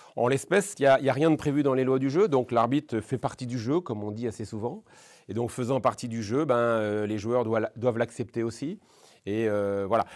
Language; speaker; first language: French; native; French